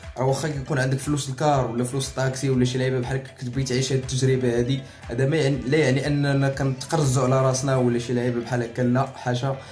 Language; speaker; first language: Arabic; native; Arabic